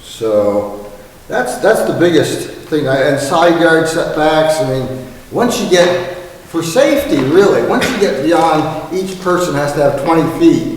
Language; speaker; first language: English; native; English